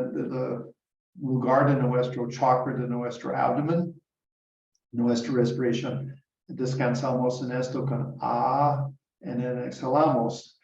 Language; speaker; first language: Spanish; non-native, learner; English